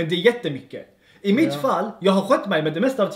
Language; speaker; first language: Swedish; early bilingual, other home language; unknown